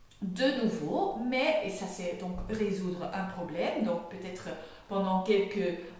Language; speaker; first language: French; non-native, fluent; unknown